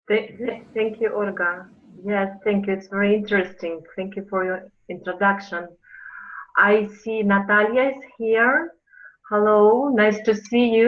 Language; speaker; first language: English; non-native, fluent; Russian